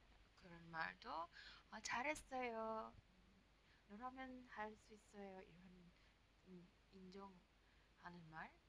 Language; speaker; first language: Korean; non-native, learner; Indonesian